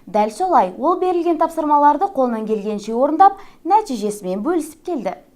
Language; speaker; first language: Kazakh; native; Kazakh